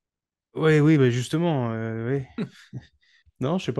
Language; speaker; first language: French; native; French